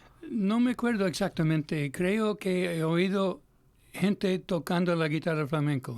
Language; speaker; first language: Spanish; non-native, fluent; English